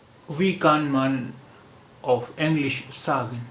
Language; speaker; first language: German; non-native, learner; Urdu